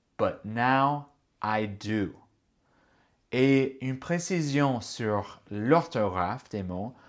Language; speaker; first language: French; non-native, fluent; English